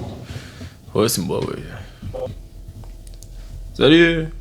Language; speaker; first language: French; native; French